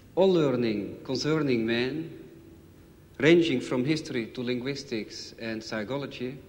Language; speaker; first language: English; non-native, fluent; Dutch